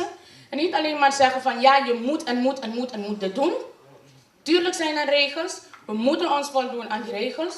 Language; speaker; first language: Dutch; non-native, local second language; Papiamento